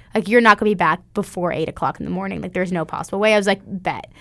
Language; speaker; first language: English; native; English